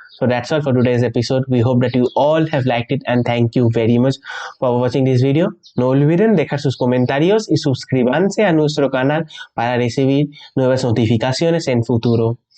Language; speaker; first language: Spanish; non-native, learner; Bangla